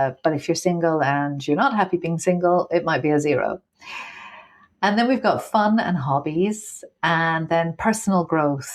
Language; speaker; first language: English; native; English